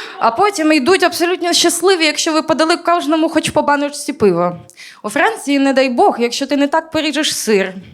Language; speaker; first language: Ukrainian; native; Ukrainian